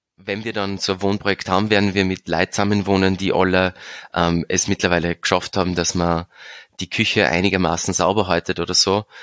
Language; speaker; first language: German; native; German